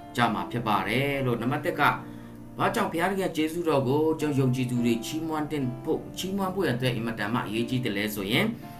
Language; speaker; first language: Burmese; non-native, local second language; Tedim Chin